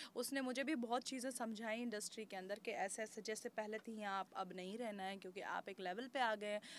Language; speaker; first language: Hindi; native; Hindi